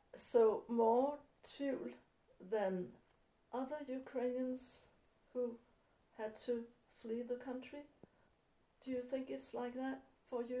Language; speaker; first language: English; non-native, fluent; Danish